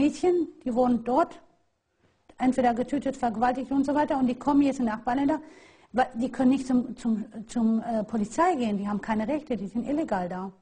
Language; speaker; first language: German; non-native, fluent; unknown